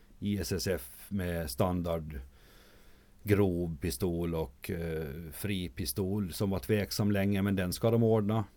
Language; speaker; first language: Swedish; native; Swedish